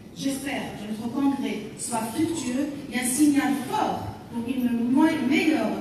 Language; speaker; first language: French; non-native, local second language; Arabic